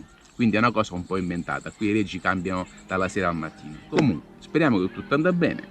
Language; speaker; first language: Italian; native; Italian